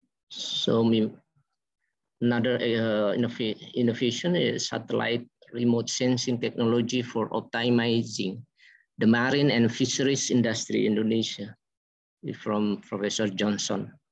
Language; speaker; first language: English; non-native, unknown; Indonesian